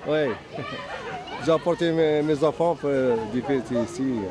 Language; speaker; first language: French; non-native, learner; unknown